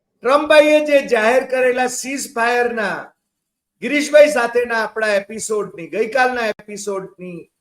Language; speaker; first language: Gujarati; native; Gujarati